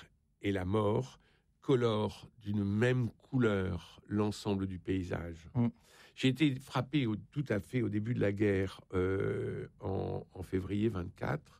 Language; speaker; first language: French; native; French